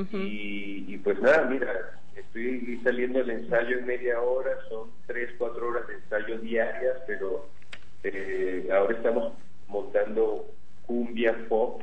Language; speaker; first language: Spanish; native; Spanish